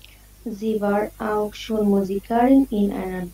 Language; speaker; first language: German; non-native, learner; Bangla